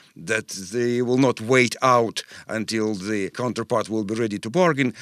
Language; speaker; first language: English; non-native, fluent; Russian